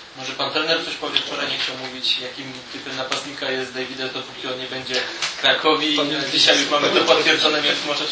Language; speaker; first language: Polish; native; Polish